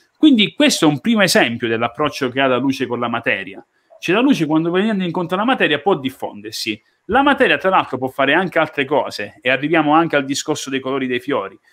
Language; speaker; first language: Italian; native; Italian